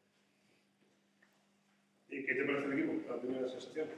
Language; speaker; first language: Spanish; native; Spanish